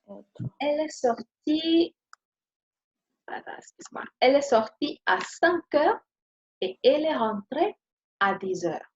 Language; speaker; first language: French; non-native, fluent; Spanish